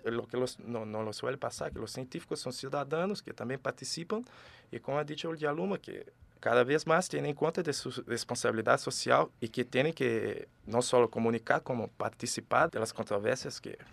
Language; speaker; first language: Spanish; non-native, fluent; Portuguese